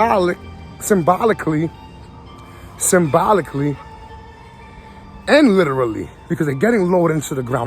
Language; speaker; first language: English; native; English